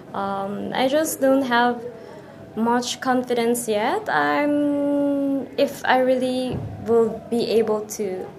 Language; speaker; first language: English; non-native, local second language; Filipino